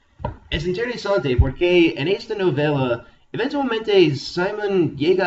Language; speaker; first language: Spanish; non-native, fluent; English